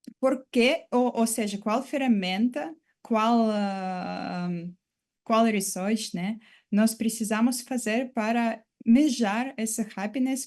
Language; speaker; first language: Portuguese; non-native, fluent; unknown